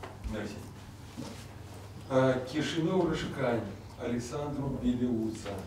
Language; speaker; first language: Romanian; non-native, local second language; Russian